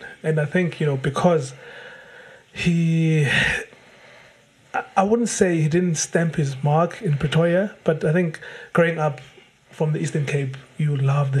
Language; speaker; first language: English; non-native, local second language; Xhosa